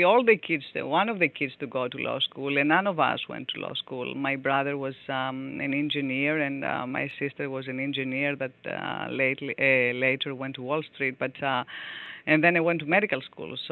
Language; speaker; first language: English; non-native, fluent; Greek